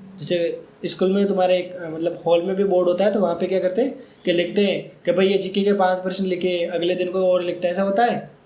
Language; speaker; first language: Hindi; native; Hindi